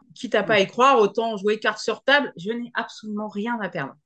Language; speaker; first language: French; native; French